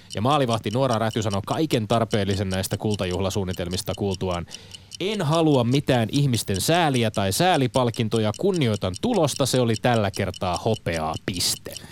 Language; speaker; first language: Finnish; native; Finnish